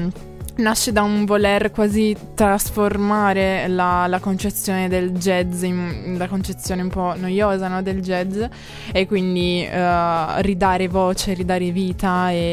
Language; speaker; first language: Italian; native; Italian